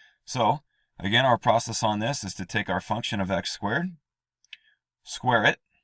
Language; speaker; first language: English; native; English